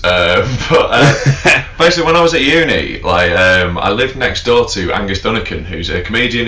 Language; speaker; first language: English; native; English